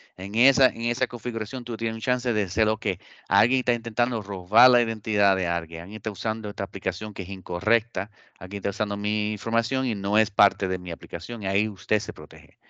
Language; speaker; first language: Spanish; early bilingual, heritage; Spanish